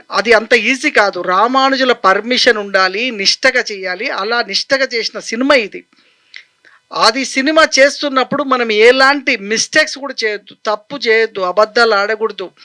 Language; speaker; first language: Telugu; native; Telugu